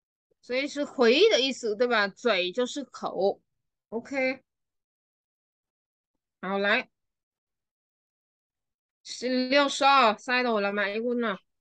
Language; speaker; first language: Chinese; non-native, fluent; Vietnamese